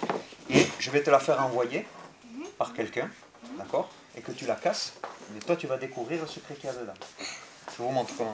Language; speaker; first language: French; native; French